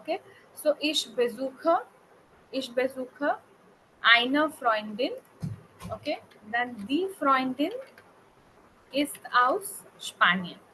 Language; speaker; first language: German; non-native, fluent; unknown